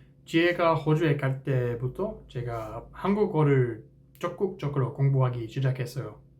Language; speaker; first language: Korean; non-native, fluent; English